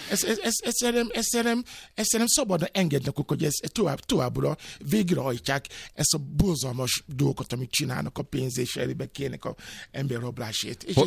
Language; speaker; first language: Hungarian; non-native, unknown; Yoruba